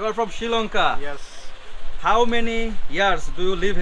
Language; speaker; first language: English; non-native, local second language; Bangla